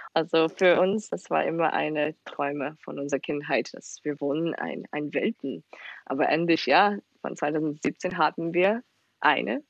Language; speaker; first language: German; non-native, fluent; Chinese